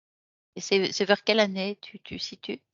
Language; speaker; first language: French; native; French